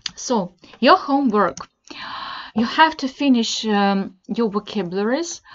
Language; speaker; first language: English; non-native, fluent; Russian